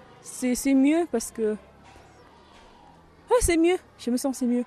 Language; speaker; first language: French; non-native, learner; Tibetan